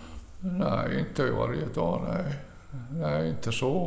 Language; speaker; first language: Swedish; early bilingual, other home language; Finnish